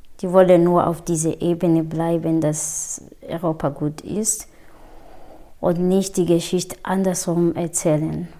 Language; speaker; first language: German; non-native, fluent; Kinyarwanda